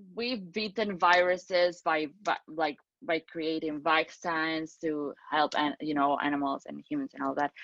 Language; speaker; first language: English; non-native, fluent; Spanish